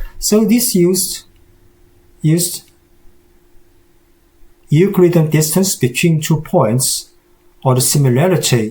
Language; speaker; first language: English; non-native, fluent; Chinese